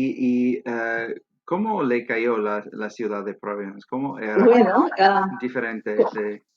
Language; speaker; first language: Spanish; non-native, fluent; English